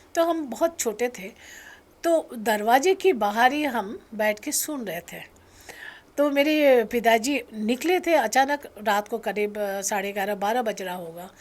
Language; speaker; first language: Hindi; native; Hindi